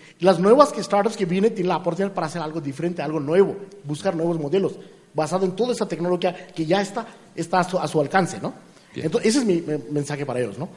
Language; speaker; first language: Spanish; non-native, fluent; Marathi